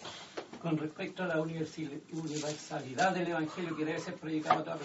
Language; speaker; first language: Spanish; native; Spanish